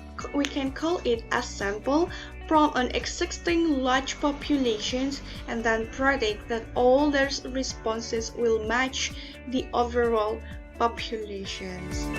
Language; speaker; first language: English; non-native, learner; Indonesian